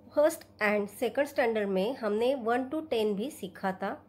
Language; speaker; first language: Hindi; non-native, local second language; Marathi